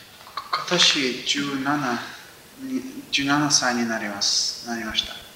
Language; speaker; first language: Japanese; non-native, learner; English